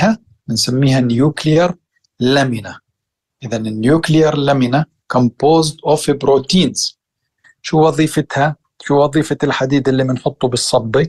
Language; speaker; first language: Arabic; native; Arabic